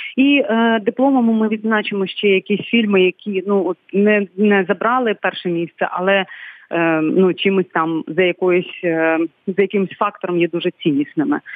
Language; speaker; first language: Ukrainian; non-native, local second language; Bulgarian